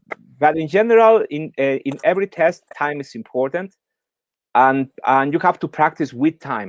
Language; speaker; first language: English; non-native, fluent; Spanish